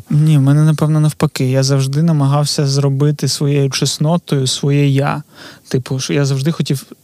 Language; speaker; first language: Ukrainian; non-native, local second language; Russian